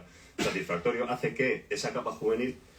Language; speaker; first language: Spanish; native; Spanish